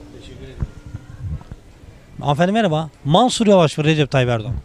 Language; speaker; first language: Turkish; native; Turkish